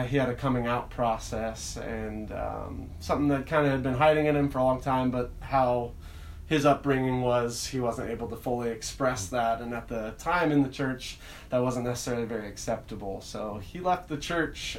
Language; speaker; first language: English; native; English